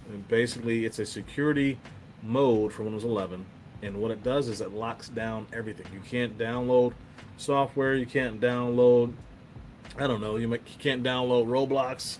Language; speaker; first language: English; native; English